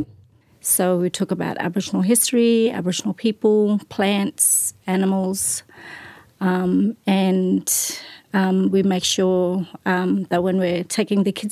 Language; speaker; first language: English; native; English